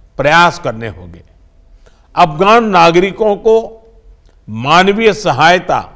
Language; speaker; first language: Hindi; non-native, local second language; Gujarati